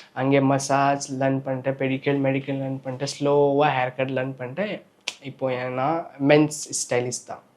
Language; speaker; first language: Tamil; non-native, learner; Nepali